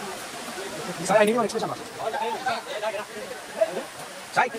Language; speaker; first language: Indonesian; non-native, learner; Telugu